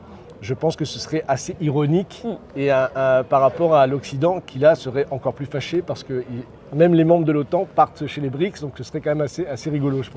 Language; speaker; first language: French; native; French